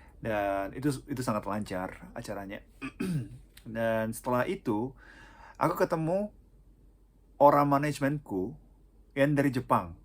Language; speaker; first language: Indonesian; non-native, fluent; Japanese